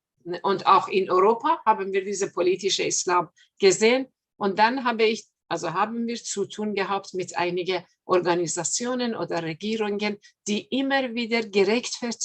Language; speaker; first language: German; non-native, fluent; Persian